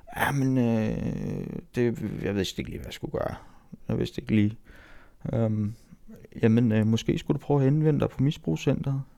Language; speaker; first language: Danish; native; Danish